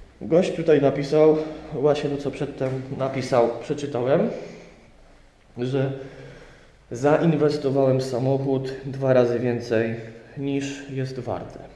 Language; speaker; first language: Polish; native; Polish